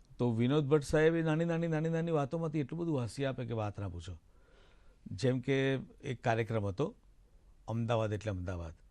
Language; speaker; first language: Gujarati; native; Gujarati